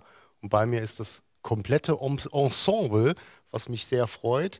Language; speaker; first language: German; native; German